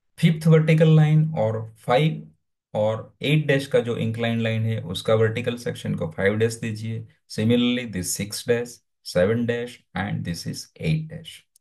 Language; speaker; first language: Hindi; non-native, local second language; Gujarati